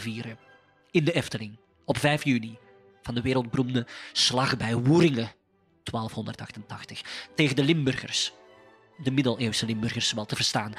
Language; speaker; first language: Dutch; native; Dutch